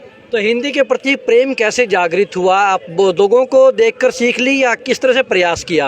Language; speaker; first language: Hindi; native; Hindi